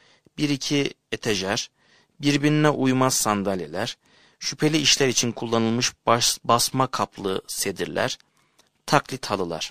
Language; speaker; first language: Turkish; native; Turkish